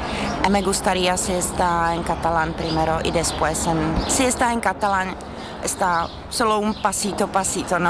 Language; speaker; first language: Spanish; non-native, learner; Czech